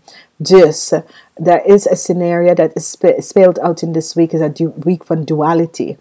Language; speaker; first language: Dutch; non-native, fluent; English